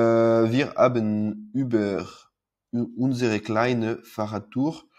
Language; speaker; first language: German; non-native, learner; French